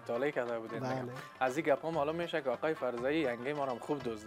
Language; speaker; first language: Persian; native; Persian